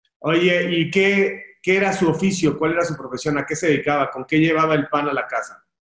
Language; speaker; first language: Spanish; native; Spanish